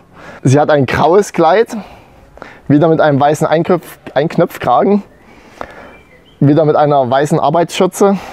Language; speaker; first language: German; native; German